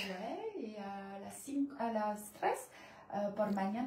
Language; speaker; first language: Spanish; non-native, learner; French